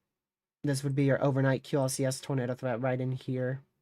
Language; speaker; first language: English; native; English